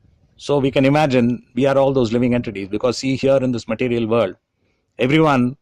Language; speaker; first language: English; non-native, local second language; Tamil